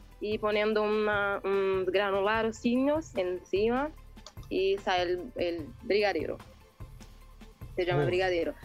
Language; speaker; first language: Spanish; non-native, learner; Portuguese